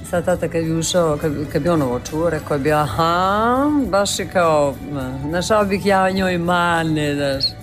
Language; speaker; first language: Croatian; native; Croatian